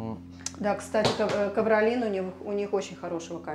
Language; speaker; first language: Russian; native; Russian